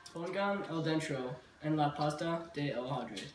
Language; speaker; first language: Spanish; non-native, learner; English